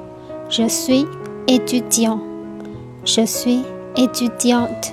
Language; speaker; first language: French; non-native, fluent; Chinese